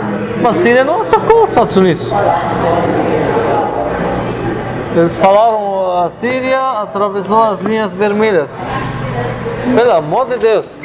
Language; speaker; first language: Portuguese; non-native, fluent; Arabic